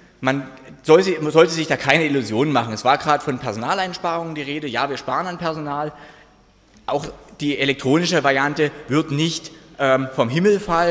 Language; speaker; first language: German; native; German